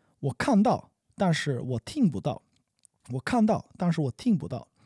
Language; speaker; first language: Chinese; non-native, learner; English